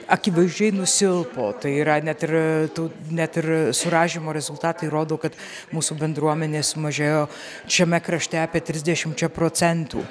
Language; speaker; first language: Lithuanian; native; Lithuanian